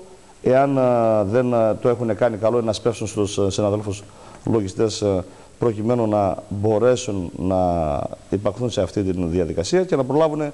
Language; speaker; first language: Greek; native; Greek